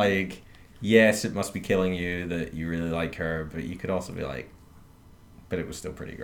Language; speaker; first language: English; native; English